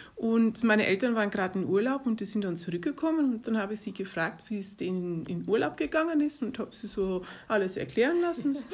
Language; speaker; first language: German; non-native, fluent; Dutch